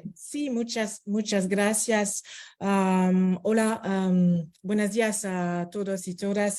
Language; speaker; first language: Spanish; non-native, fluent; French